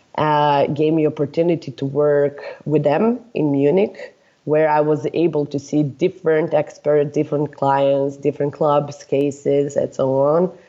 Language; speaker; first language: English; non-native, fluent; Serbian